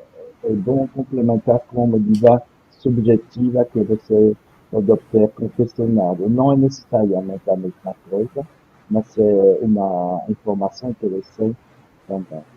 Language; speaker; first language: Portuguese; non-native, fluent; French